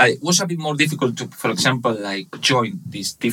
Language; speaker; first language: English; non-native, fluent; Spanish